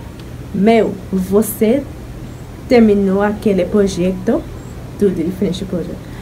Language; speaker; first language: Portuguese; non-native, learner; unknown